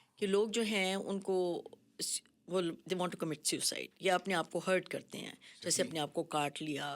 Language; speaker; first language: Urdu; native; Urdu